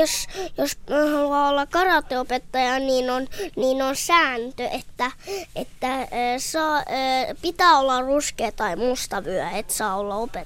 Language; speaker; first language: Finnish; early bilingual, heritage; Finnish